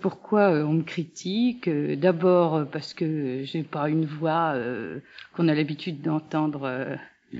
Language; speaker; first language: French; native; French